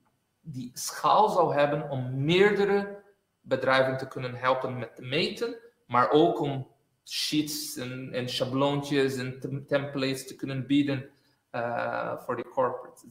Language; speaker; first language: Dutch; non-native, fluent; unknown